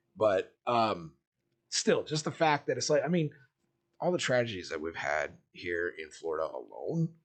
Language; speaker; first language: English; native; English